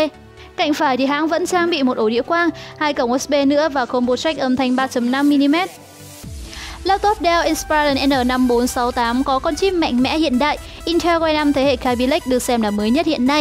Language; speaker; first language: Vietnamese; native; Vietnamese